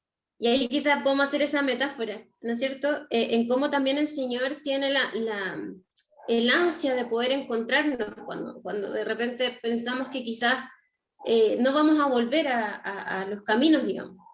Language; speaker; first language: Spanish; native; Spanish